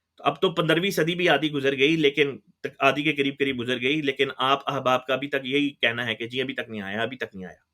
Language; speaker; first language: Urdu; native; Urdu